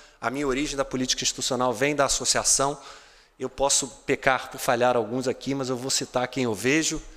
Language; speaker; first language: Portuguese; native; Portuguese